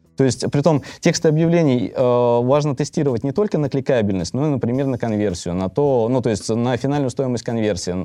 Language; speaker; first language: Russian; native; Russian